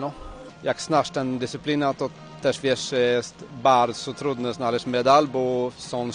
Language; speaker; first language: Polish; non-native, learner; Swedish